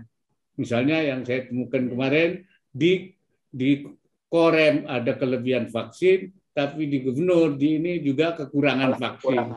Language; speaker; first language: Indonesian; native; Indonesian